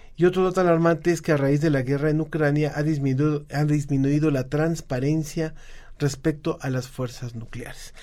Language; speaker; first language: Spanish; native; Spanish